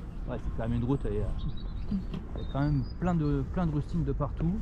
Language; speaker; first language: French; native; French